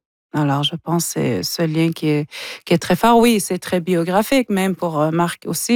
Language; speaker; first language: French; non-native, local second language; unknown